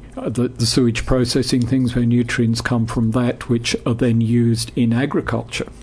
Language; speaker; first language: English; native; English